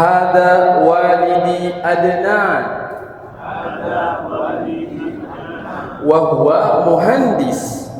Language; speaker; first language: Arabic; non-native, fluent; Indonesian